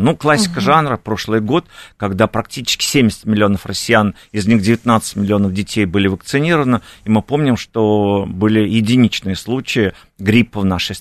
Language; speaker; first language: Russian; native; Russian